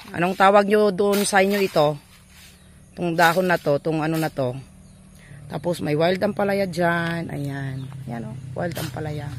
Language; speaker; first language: Filipino; non-native, local second language; Iloko